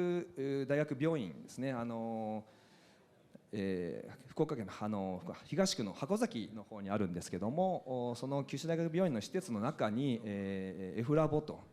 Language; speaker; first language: Japanese; native; Japanese